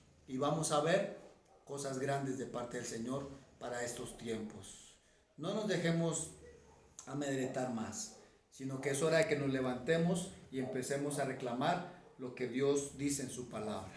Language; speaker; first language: Spanish; native; Spanish